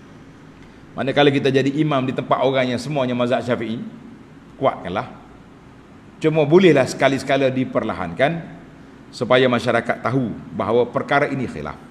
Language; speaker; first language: Malay; native; Malay